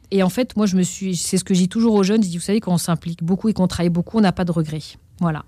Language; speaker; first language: French; native; French